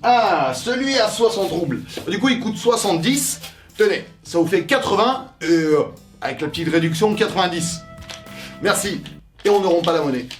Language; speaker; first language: French; early bilingual, other home language; Russian